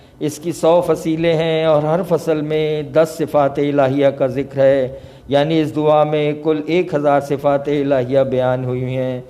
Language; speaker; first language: Urdu; native; Urdu